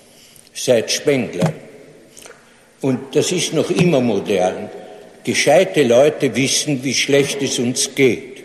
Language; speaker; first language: German; non-native, fluent; English